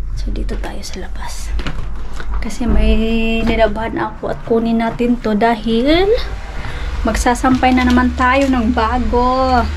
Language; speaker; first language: Filipino; non-native, local second language; Cebuano